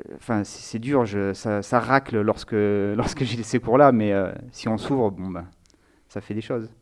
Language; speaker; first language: French; native; French